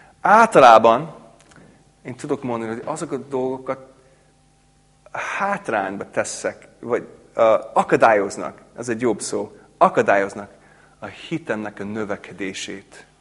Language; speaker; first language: Hungarian; non-native, fluent; English